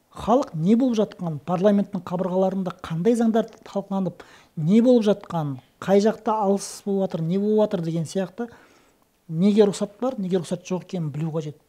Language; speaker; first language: Kazakh; non-native, local second language; Russian